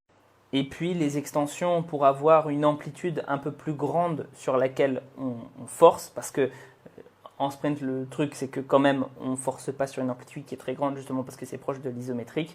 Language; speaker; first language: French; native; French